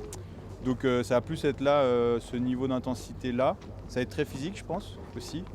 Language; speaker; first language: French; native; French